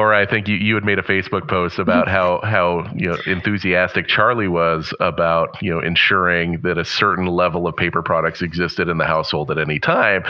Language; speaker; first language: English; native; English